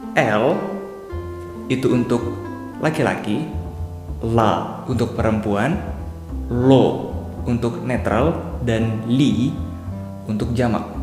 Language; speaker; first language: Indonesian; native; Indonesian